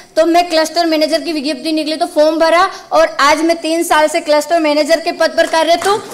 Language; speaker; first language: Hindi; native; Hindi